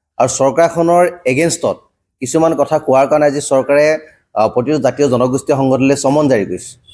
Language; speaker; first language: Assamese; native; Assamese